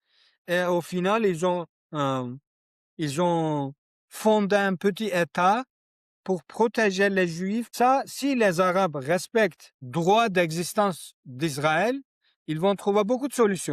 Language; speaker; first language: French; non-native, learner; Kurdish